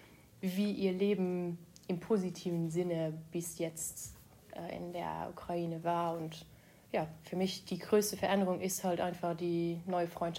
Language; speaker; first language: German; non-native, local second language; Luxembourgish